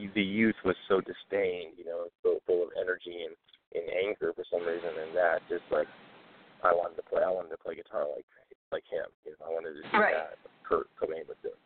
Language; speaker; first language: English; native; English